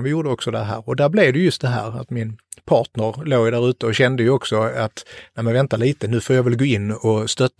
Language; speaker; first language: Swedish; native; Swedish